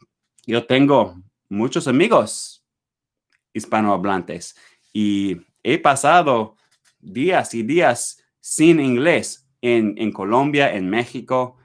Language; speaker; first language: Spanish; non-native, learner; English